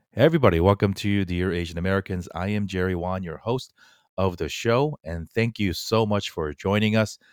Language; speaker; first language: English; early bilingual, other home language; Korean